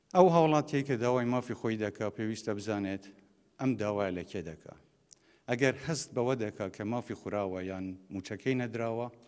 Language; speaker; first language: Central Kurdish; non-native, local second language; Kurdish